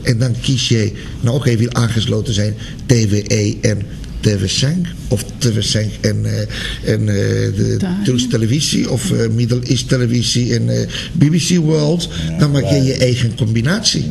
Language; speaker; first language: Dutch; non-native, fluent; Spanish